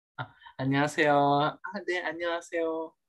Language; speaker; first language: Korean; non-native, learner; Filipino